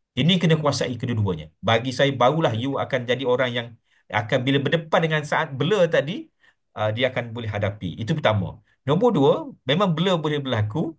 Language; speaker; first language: Malay; native; Malay